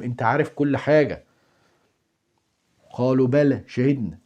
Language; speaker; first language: Arabic; native; Arabic